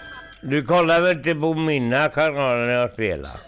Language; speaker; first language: Swedish; non-native, local second language; Finnish